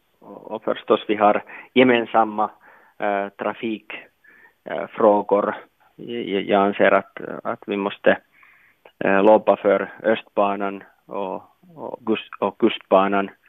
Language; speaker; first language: Swedish; non-native, local second language; Finnish